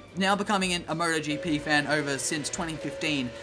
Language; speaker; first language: English; native; English